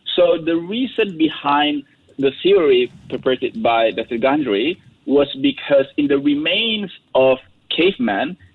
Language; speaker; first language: English; non-native, fluent; Indonesian